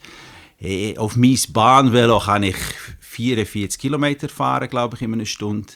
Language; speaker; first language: German; non-native, fluent; Dutch